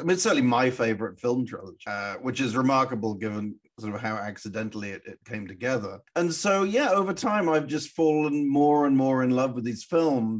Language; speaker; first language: English; native; English